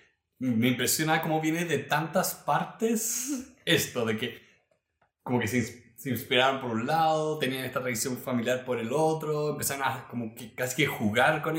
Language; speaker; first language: Spanish; native; Spanish